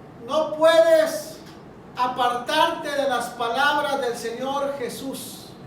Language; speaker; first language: Spanish; native; Spanish